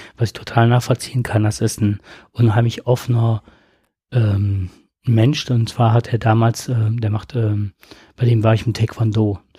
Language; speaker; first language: German; native; German